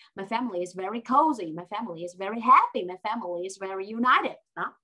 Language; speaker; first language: English; non-native, fluent; Vietnamese